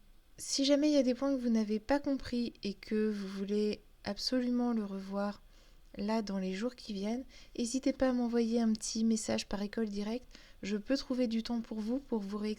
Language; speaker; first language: French; native; French